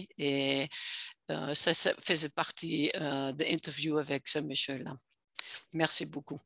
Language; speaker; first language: French; non-native, fluent; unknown